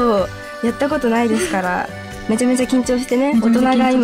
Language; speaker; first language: Japanese; native; Japanese